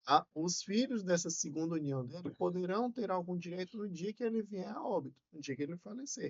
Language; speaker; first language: Portuguese; native; Portuguese